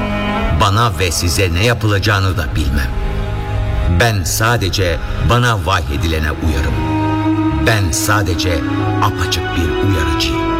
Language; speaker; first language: Turkish; native; Turkish